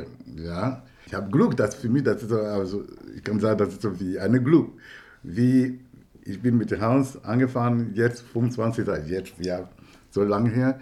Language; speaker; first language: German; non-native, learner; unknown